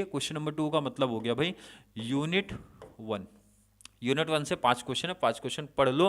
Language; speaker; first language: Hindi; native; Hindi